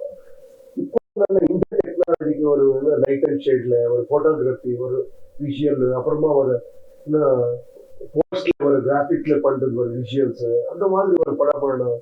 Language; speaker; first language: Tamil; non-native, learner; Kannada